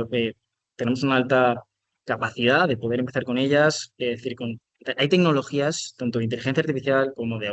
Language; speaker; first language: Spanish; native; Spanish